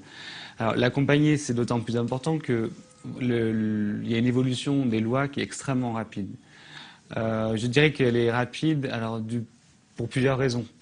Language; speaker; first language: French; native; French